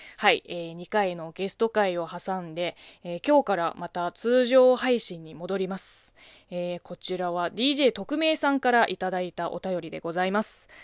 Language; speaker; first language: Japanese; non-native, fluent; Chinese